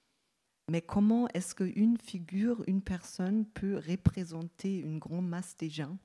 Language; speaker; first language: French; non-native, fluent; German